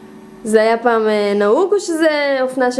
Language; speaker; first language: Hebrew; native; Hebrew